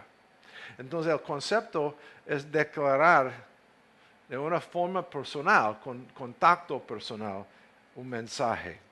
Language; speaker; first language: Spanish; non-native, fluent; English